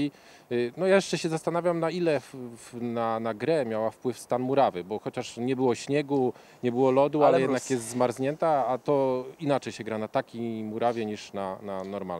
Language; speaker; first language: Polish; native; Polish